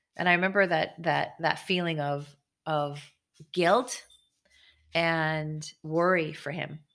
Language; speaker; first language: English; early bilingual, other home language; Hebrew